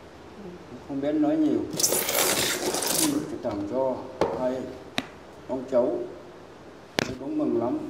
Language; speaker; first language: Vietnamese; non-native, local second language; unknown